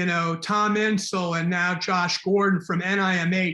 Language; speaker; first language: English; native; English